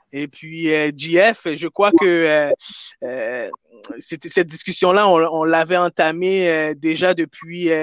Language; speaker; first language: French; native; French